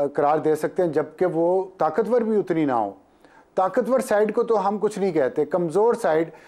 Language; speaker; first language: Urdu; non-native, local second language; Punjabi